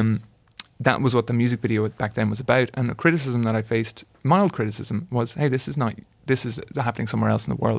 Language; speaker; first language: English; native; English